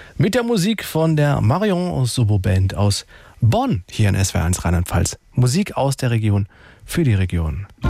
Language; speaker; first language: German; native; German